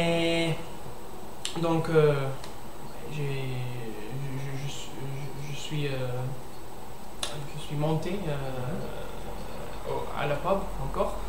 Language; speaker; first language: French; non-native, learner; English